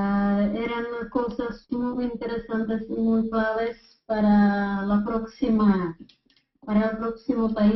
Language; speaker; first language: Spanish; non-native, fluent; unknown